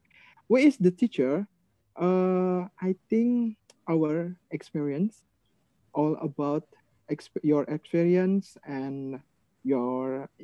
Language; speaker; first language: English; non-native, learner; Indonesian